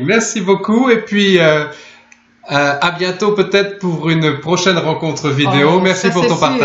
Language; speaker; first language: French; native; French